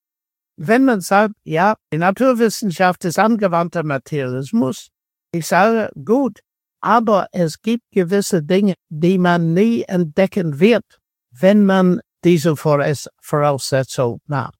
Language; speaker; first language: German; non-native, fluent; English